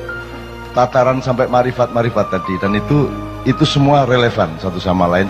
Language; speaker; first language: Indonesian; non-native, local second language; Javanese